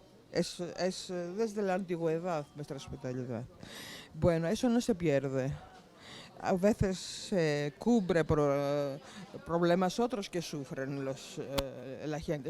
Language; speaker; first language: Spanish; non-native, fluent; Greek